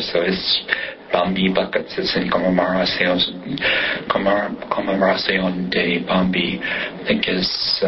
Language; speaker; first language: Spanish; non-native, learner; English